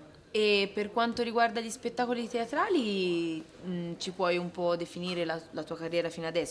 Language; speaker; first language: Italian; native; Italian